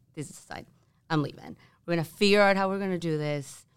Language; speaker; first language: English; non-native, fluent; Spanish